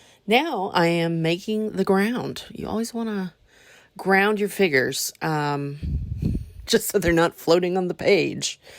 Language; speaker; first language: English; native; English